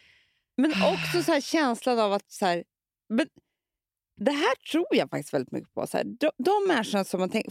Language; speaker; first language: Swedish; native; Swedish